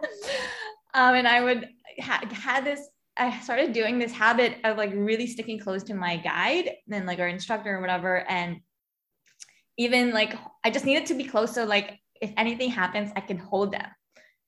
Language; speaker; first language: English; non-native, local second language; Filipino